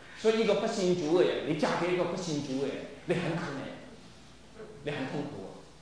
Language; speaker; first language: Chinese; non-native, local second language; Cantonese